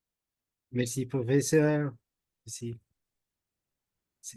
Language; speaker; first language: French; non-native, learner; Portuguese